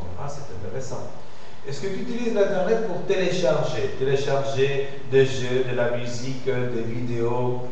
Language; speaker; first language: French; non-native, fluent; Spanish